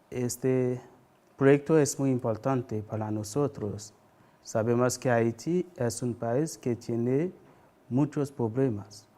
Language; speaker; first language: Spanish; non-native, fluent; Haitian Creole